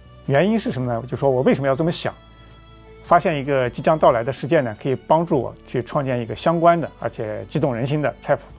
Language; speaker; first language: Chinese; native; Chinese